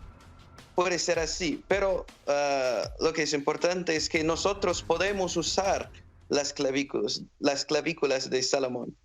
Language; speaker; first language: Spanish; non-native, fluent; English